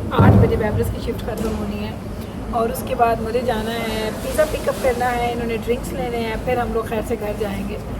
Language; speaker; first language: Urdu; non-native, local second language; Punjabi